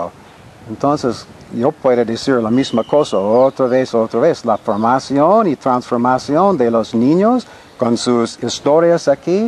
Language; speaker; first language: Spanish; non-native, fluent; English